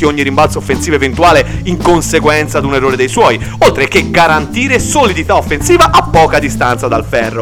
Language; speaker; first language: Italian; native; Italian